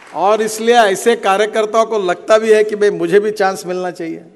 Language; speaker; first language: Hindi; non-native, local second language; Marathi